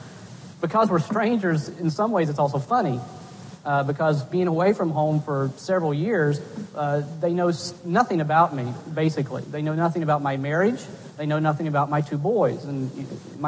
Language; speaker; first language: English; native; English